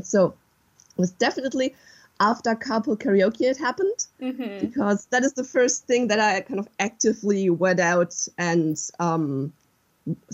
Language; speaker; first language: English; non-native, fluent; German